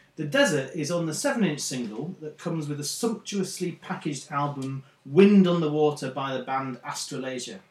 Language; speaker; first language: English; native; English